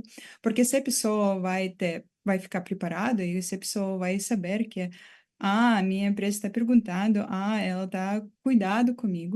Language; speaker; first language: Portuguese; non-native, fluent; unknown